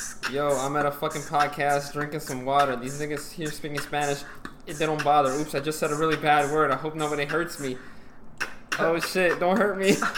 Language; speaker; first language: English; native; English